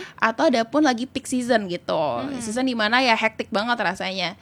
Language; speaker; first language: Indonesian; native; Indonesian